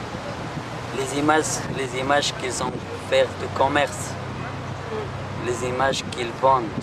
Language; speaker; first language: French; non-native, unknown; Persian